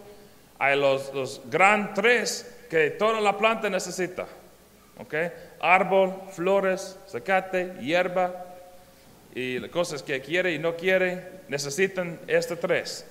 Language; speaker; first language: Spanish; non-native, learner; English